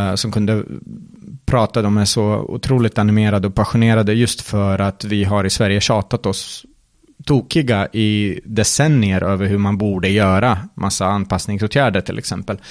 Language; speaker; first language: Swedish; early bilingual, other home language; Serbian